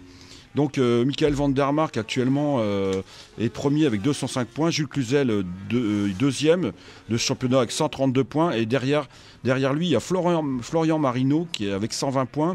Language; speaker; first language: French; native; French